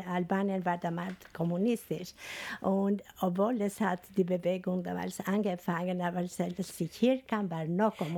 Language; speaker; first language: German; non-native, fluent; Albanian